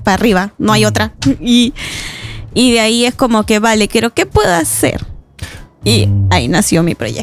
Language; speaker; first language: Spanish; native; Spanish